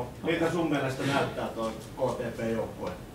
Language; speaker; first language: Finnish; native; Finnish